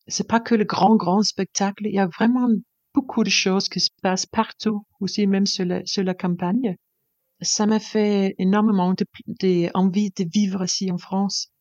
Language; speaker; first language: French; non-native, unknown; Danish